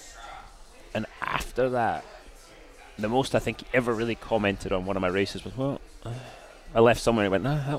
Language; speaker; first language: English; native; English